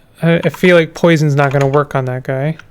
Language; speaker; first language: English; native; English